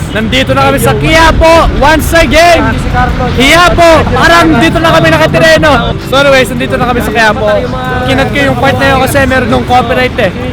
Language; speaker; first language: Filipino; native; Filipino